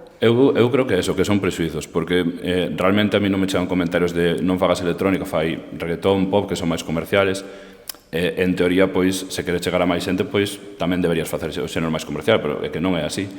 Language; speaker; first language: Galician; non-native, local second language; Spanish